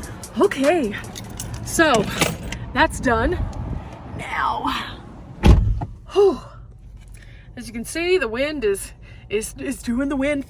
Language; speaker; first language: English; native; English